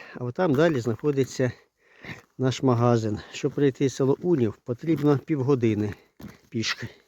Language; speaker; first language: Ukrainian; native; Ukrainian